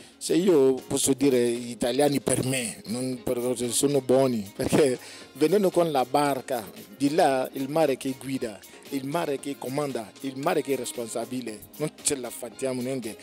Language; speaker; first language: Italian; non-native, fluent; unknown